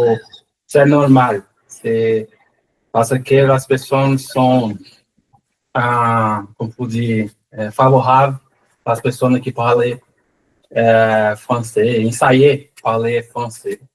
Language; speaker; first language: French; non-native, learner; Portuguese